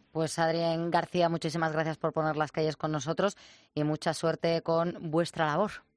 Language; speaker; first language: Spanish; native; Spanish